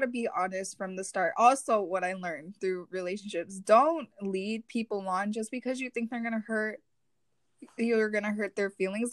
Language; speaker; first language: English; non-native, fluent; Korean